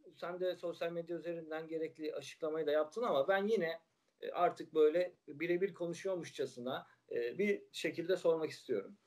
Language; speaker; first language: Turkish; native; Turkish